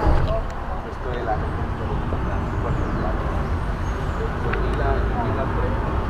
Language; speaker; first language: Italian; non-native, learner; Spanish